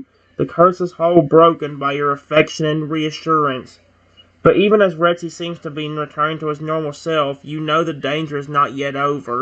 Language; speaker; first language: English; native; English